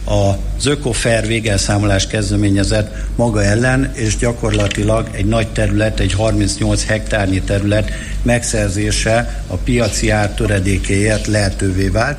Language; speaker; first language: Hungarian; native; Hungarian